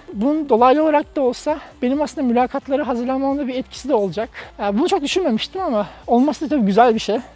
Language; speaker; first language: Turkish; native; Turkish